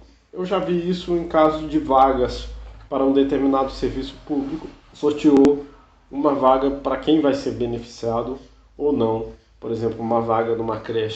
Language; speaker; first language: Portuguese; native; Portuguese